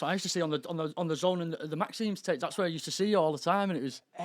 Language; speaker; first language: English; native; English